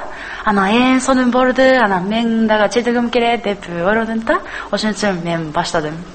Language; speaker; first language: Kyrgyz; non-native, learner; Japanese